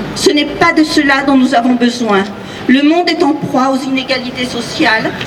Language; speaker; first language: French; native; French